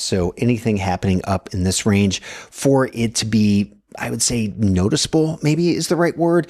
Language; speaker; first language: English; native; English